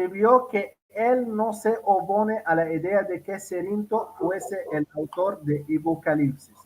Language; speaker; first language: Spanish; non-native, fluent; Arabic